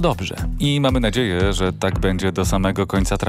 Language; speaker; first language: Polish; native; Polish